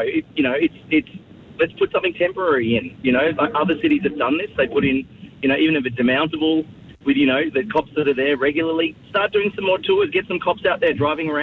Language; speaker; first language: English; native; English